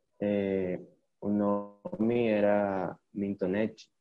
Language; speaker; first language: Portuguese; non-native, learner; Spanish